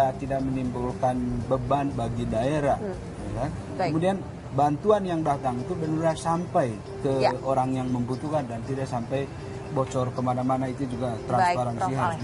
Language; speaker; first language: Indonesian; native; Indonesian